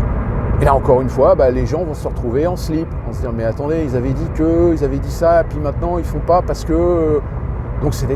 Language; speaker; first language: French; native; French